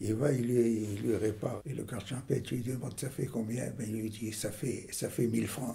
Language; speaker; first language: French; native; French